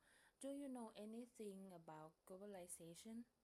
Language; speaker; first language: English; non-native, learner; Thai